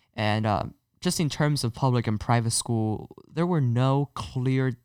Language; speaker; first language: English; non-native, fluent; Chinese